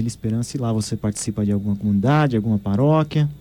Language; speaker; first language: Portuguese; native; Portuguese